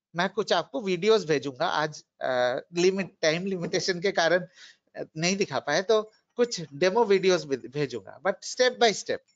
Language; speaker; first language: Hindi; non-native, local second language; Bangla